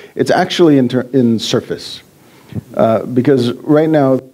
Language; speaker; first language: English; native; English